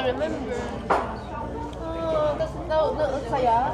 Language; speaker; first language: Filipino; early bilingual, heritage; Filipino